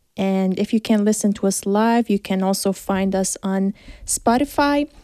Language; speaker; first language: English; non-native, fluent; Persian